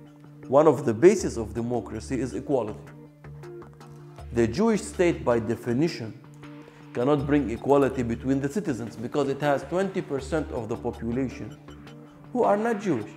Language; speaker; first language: English; non-native, local second language; Arabic